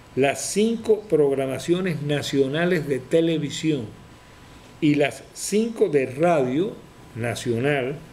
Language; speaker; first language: Spanish; native; Spanish